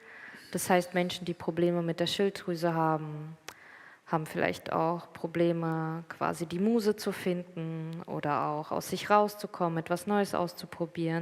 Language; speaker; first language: German; native; German